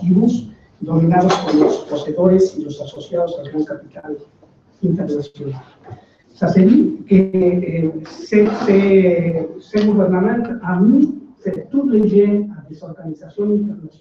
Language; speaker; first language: French; non-native, learner; Spanish